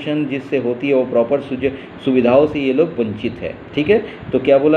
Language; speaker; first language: Hindi; native; Hindi